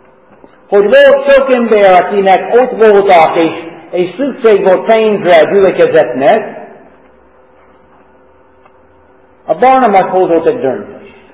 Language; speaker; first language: Hungarian; non-native, learner; English